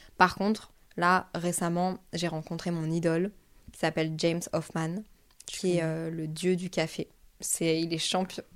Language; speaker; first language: French; native; French